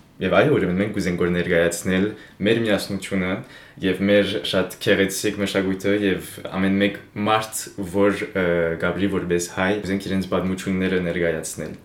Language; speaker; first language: Armenian; early bilingual, heritage; Armenian